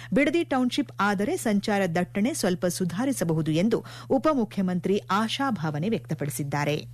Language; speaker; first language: Kannada; native; Kannada